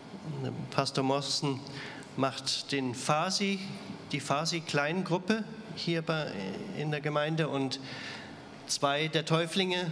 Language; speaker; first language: German; native; German